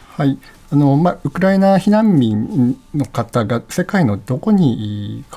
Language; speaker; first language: Japanese; native; Japanese